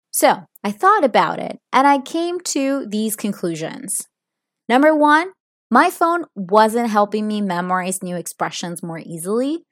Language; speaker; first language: English; non-native, fluent; Italian